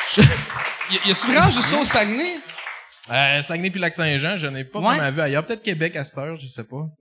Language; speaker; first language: French; native; French